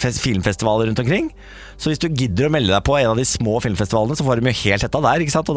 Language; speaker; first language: Norwegian; native; Norwegian